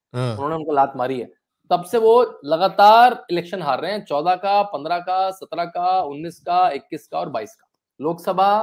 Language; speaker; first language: Hindi; native; Hindi